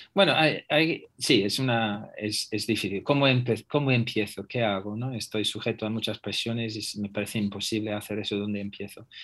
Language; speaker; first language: Spanish; non-native, fluent; English